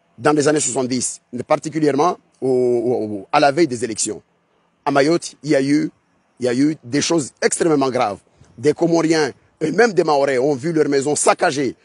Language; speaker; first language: French; non-native, local second language; Ngazidja Comorian